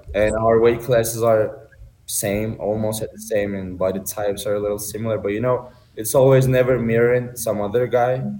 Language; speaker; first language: English; non-native, fluent; Turkish